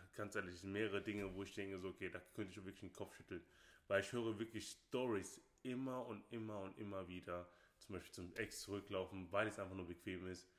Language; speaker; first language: German; non-native, fluent; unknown